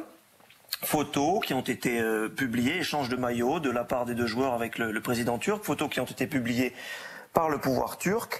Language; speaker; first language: French; native; French